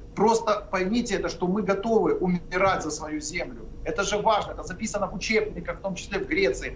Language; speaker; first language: Russian; non-native, local second language; Ukrainian